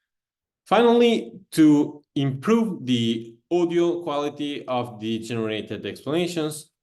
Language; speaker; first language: English; non-native, fluent; Italian